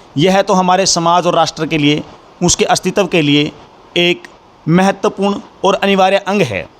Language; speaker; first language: Hindi; native; Hindi